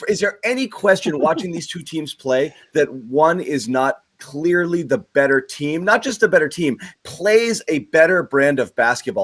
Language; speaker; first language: English; native; English